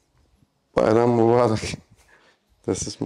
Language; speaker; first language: German; non-native, learner; Turkish